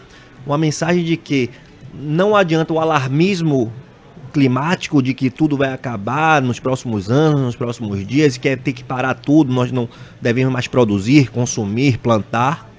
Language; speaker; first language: Portuguese; native; Portuguese